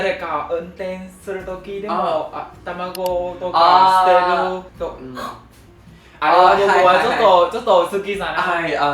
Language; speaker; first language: Japanese; non-native, learner; Vietnamese